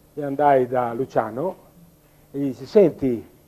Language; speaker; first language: Italian; native; Italian